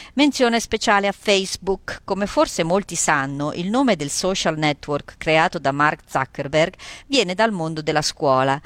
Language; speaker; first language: Italian; native; Italian